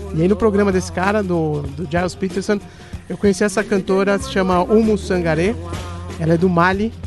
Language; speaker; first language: Portuguese; native; Portuguese